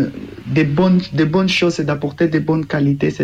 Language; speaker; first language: French; non-native, learner; Portuguese